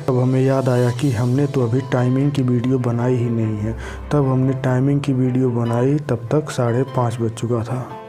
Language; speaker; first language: Hindi; native; Hindi